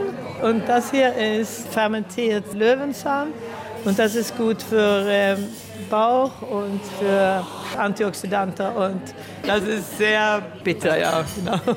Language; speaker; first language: German; early bilingual, heritage; German